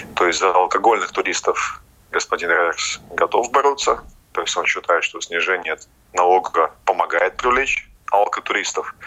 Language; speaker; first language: Russian; non-native, local second language; Latvian